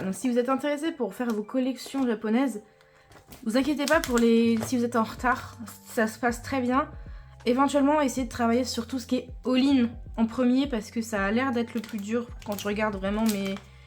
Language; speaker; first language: French; native; French